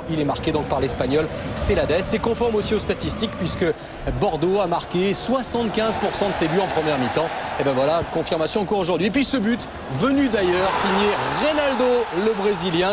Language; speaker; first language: French; native; French